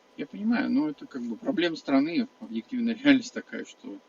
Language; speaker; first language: Russian; native; Russian